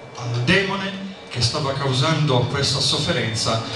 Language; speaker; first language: Italian; native; Italian